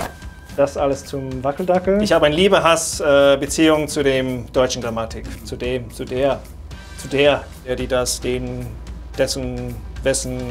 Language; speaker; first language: German; non-native, fluent; English